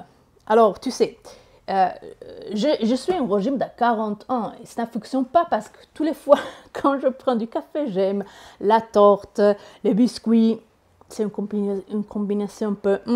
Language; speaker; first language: French; non-native, learner; Italian